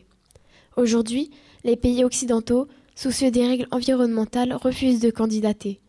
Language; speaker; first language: French; native; French